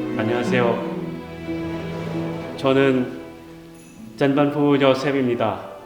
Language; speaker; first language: Korean; non-native, learner; Vietnamese